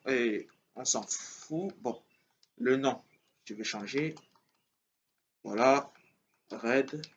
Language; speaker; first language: French; native; French